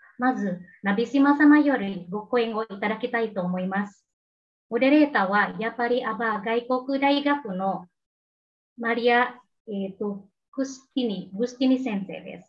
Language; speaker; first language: Indonesian; native; Indonesian